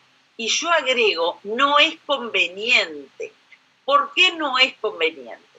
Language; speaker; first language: Spanish; native; Spanish